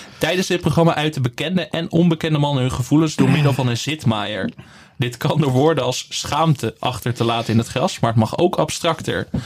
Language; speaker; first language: Dutch; native; Dutch